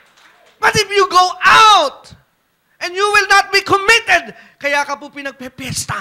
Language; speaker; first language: English; non-native, local second language; Filipino